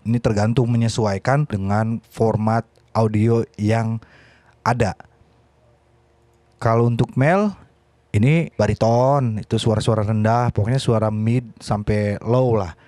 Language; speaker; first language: Indonesian; native; Indonesian